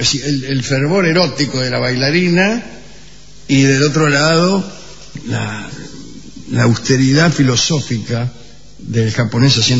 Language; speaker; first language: Spanish; native; Spanish